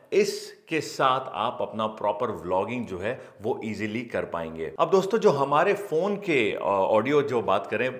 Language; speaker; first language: Hindi; native; Hindi